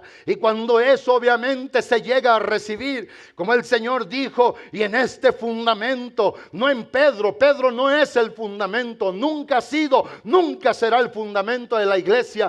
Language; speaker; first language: Spanish; native; Spanish